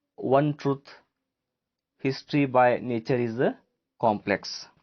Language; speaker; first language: English; non-native, local second language; Kannada